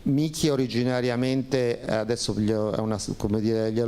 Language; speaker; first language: Italian; native; Italian